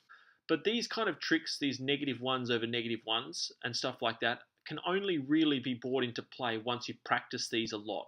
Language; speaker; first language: English; native; English